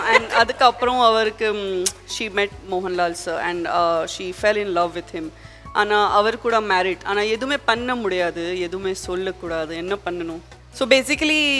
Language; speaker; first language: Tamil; non-native, learner; Gujarati